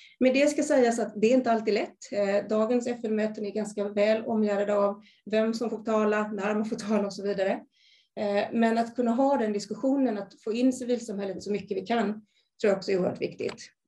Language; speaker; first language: Swedish; native; Swedish